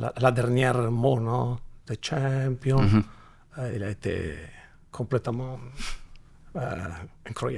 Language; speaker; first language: French; non-native, learner; Italian